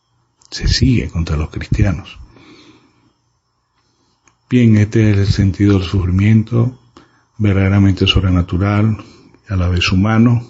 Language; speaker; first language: Spanish; native; Spanish